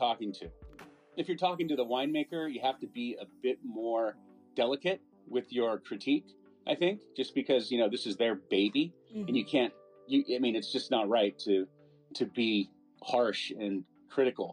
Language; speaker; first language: English; native; English